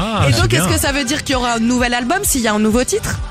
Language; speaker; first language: French; native; French